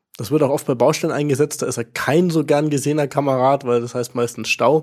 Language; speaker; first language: German; native; German